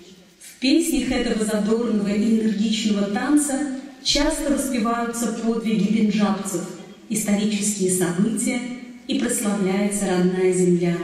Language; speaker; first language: Russian; native; Russian